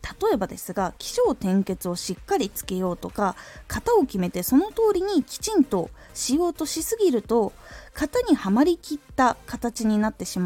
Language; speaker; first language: Japanese; native; Japanese